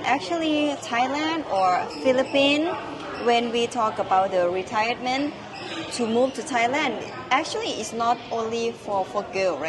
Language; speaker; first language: English; non-native, learner; Thai